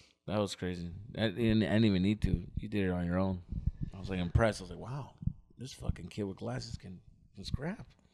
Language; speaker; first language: English; early bilingual, other home language; Spanish